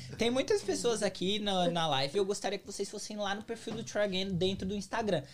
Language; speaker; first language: Portuguese; native; Portuguese